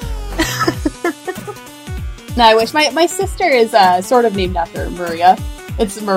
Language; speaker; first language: English; native; English